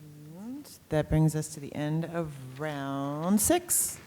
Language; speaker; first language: English; native; English